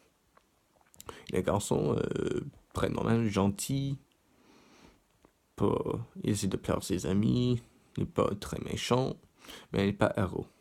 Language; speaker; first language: French; non-native, learner; English